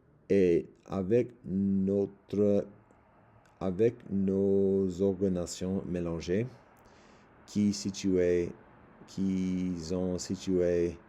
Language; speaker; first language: French; non-native, learner; English